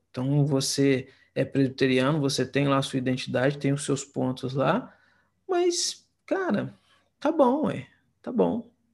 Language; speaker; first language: Portuguese; native; Portuguese